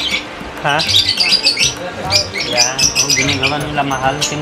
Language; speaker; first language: Filipino; non-native, learner; Punjabi